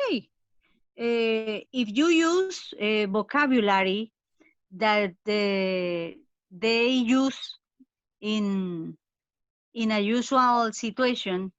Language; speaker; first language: English; non-native, fluent; Spanish